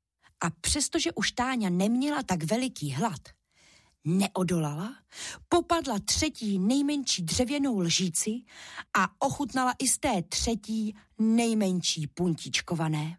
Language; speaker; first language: Czech; native; Czech